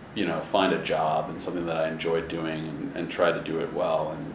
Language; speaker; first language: English; native; English